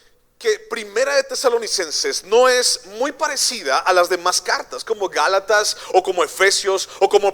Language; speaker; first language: Spanish; native; Spanish